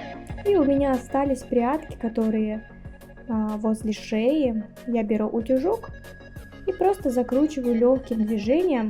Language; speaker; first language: Russian; native; Russian